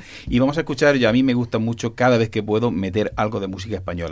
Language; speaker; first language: Spanish; native; Spanish